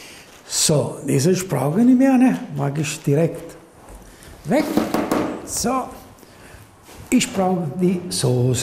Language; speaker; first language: German; non-native, learner; Italian